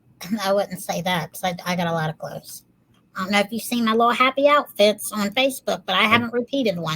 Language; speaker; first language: English; native; English